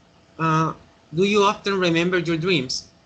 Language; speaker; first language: English; non-native, learner; Spanish